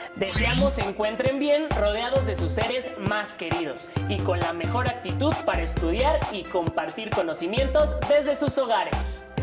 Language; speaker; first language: Spanish; native; Spanish